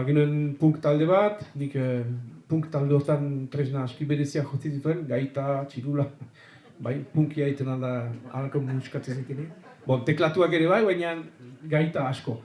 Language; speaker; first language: Basque; native; Basque